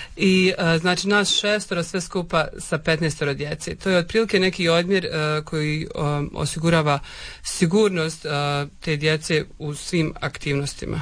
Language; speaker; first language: Croatian; native; Croatian